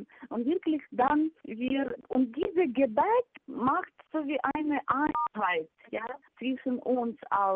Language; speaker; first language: German; non-native, fluent; Ukrainian